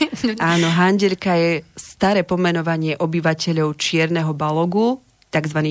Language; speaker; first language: Slovak; native; Slovak